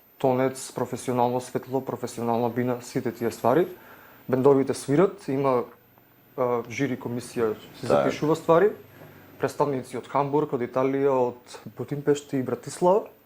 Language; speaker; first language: Macedonian; native; Macedonian